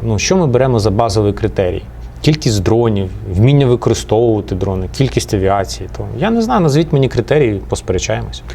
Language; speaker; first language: Ukrainian; non-native, local second language; Russian